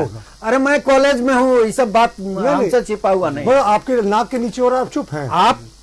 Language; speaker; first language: Hindi; native; Hindi